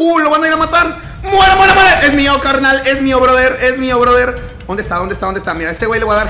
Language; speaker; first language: Spanish; native; Spanish